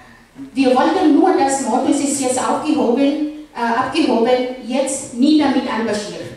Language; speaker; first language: German; non-native, fluent; Arabic